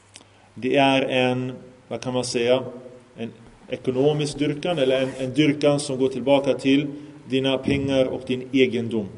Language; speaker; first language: Swedish; early bilingual, other home language; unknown